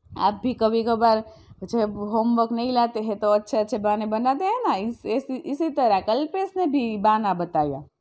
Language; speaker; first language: Hindi; non-native, local second language; Gujarati